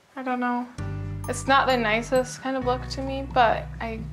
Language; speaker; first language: English; native; English